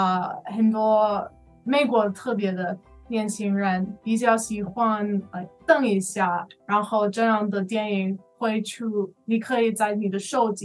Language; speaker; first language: Chinese; non-native, learner; English